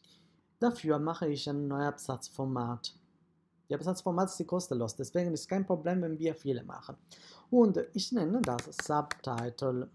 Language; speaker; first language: German; non-native, fluent; Italian